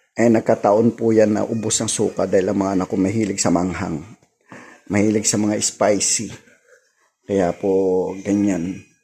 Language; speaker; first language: Filipino; native; Filipino